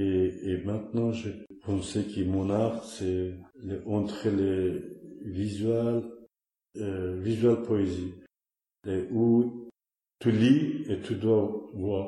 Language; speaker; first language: French; non-native, learner; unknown